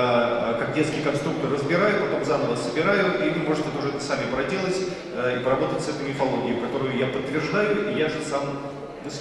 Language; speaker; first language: Russian; native; Russian